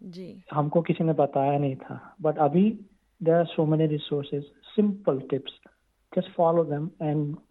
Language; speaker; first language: Hindi; non-native, local second language; Gujarati